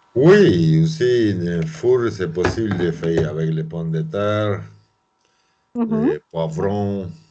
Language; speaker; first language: French; non-native, learner; Spanish